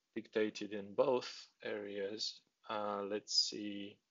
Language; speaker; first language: English; non-native, fluent; Romanian